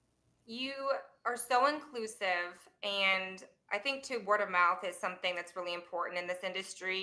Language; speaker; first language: English; native; English